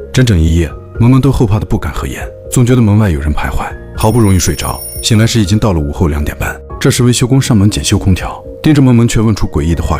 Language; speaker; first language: Chinese; native; Chinese